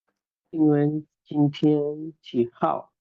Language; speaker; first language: Chinese; non-native, learner; Bangla